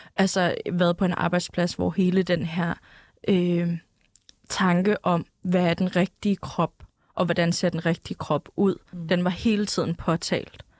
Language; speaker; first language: Danish; native; Danish